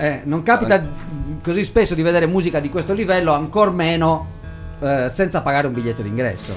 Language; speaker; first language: Italian; native; Italian